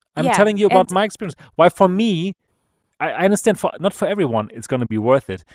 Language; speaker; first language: English; non-native, fluent; German